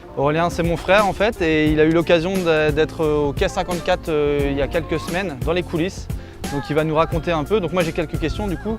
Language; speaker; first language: French; native; French